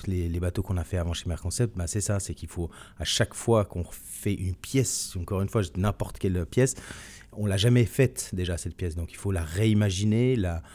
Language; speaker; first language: French; native; French